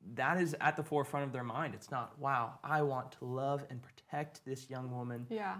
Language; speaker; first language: English; native; English